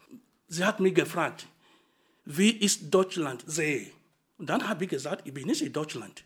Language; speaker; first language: German; non-native, fluent; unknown